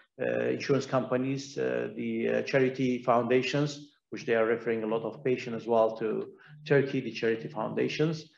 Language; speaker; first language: English; non-native, fluent; Turkish